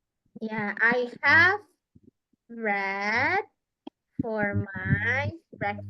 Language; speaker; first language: English; non-native, local second language; Indonesian